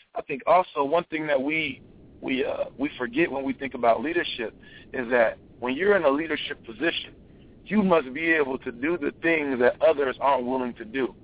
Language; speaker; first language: English; native; English